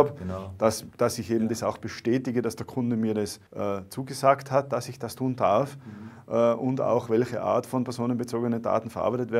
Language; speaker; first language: German; native; German